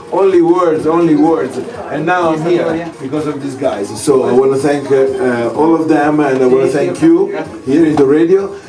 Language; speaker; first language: English; non-native, fluent; Italian